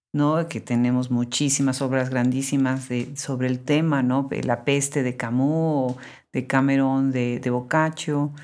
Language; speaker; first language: Spanish; native; Spanish